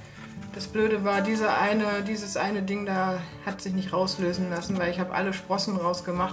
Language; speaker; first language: German; native; German